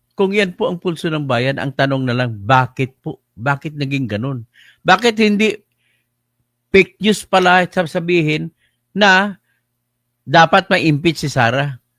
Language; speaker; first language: Filipino; non-native, local second language; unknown